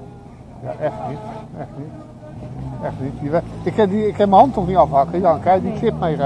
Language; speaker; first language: Dutch; native; Dutch